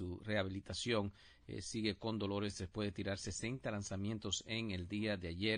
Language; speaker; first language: Spanish; native; Spanish